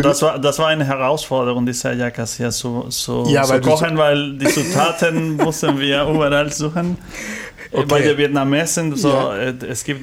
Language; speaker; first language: German; non-native, learner; Spanish